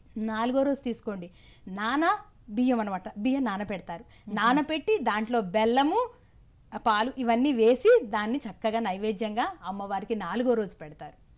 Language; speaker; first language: Telugu; native; Telugu